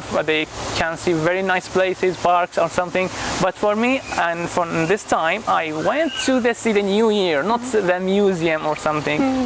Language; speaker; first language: English; non-native, fluent; Arabic